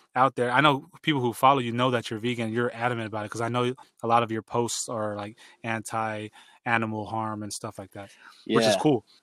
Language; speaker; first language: English; early bilingual, other home language; Filipino